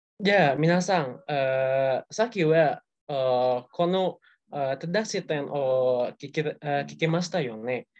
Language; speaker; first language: Japanese; non-native, learner; Indonesian